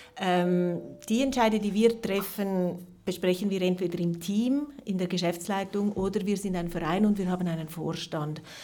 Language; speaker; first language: German; native; German